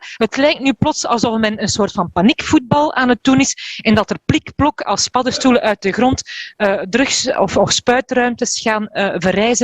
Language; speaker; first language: Dutch; native; Dutch